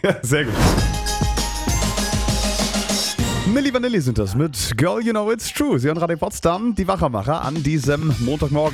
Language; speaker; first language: German; native; German